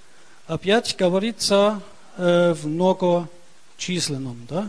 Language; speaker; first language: Russian; early bilingual, heritage; Russian